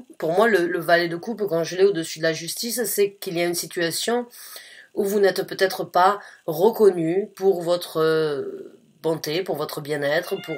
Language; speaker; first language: French; native; French